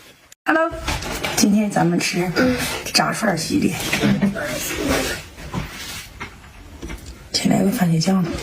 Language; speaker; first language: Chinese; native; Chinese